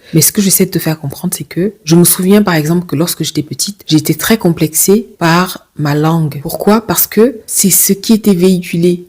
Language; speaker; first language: French; native; French